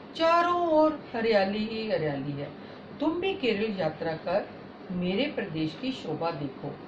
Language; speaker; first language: Hindi; native; Hindi